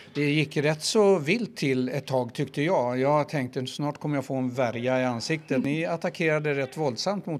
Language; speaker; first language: Swedish; native; Swedish